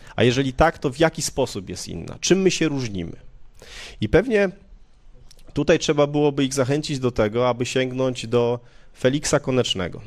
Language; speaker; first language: Polish; native; Polish